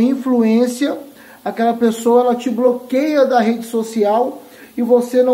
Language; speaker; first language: Portuguese; native; Portuguese